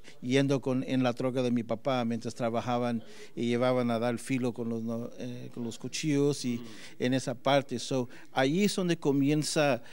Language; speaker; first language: Spanish; early bilingual, heritage; Spanish